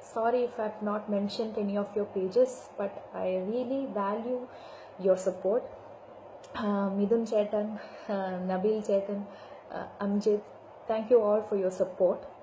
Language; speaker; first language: English; non-native, local second language; Malayalam